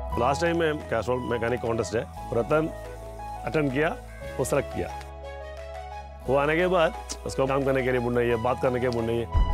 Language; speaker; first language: Hindi; non-native, local second language; Malayalam